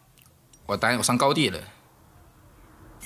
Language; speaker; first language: Chinese; native; Chinese